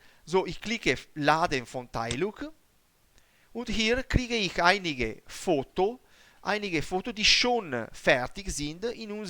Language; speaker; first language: German; non-native, learner; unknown